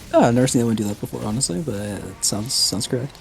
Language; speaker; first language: English; native; English